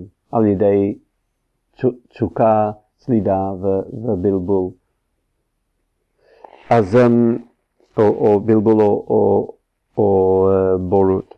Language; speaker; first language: Hebrew; non-native, fluent; English